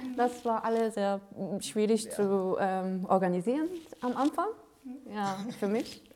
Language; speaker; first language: German; non-native, learner; Korean